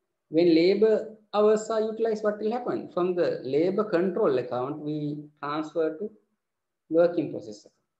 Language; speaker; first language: English; non-native, local second language; Sinhala